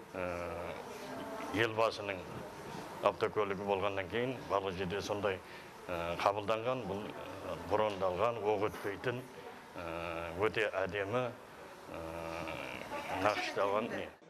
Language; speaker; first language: Kazakh; native; Kazakh